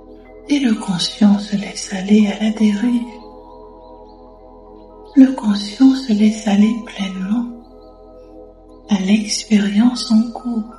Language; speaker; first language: French; native; French